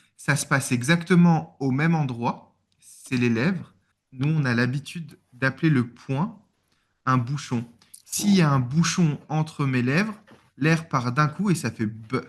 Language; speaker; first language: French; native; French